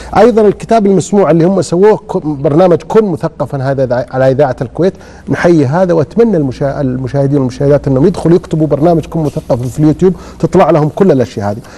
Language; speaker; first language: Arabic; native; Arabic